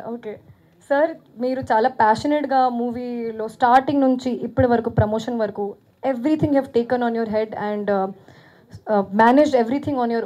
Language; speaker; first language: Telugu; non-native, fluent; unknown